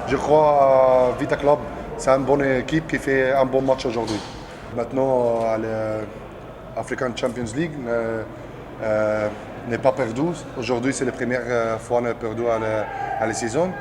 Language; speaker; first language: French; non-native, learner; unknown